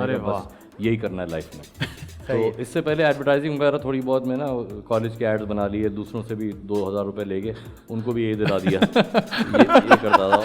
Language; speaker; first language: Urdu; native; Urdu